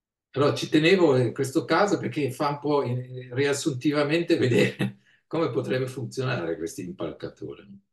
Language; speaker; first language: Italian; non-native, fluent; German